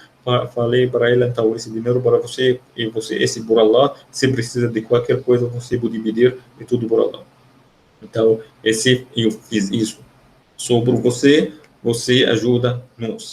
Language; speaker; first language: Portuguese; non-native, fluent; Arabic